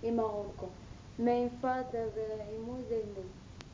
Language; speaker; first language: Dutch; non-native, learner; Arabic